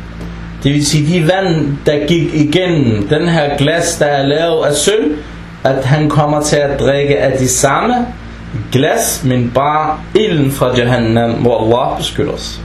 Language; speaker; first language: Danish; non-native, fluent; Arabic